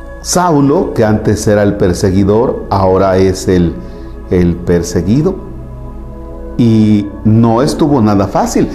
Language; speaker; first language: Spanish; native; Spanish